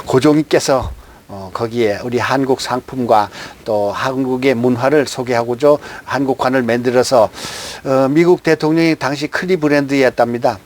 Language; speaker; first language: Korean; native; Korean